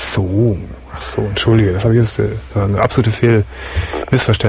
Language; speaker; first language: German; native; German